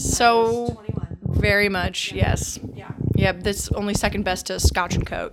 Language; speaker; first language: English; native; English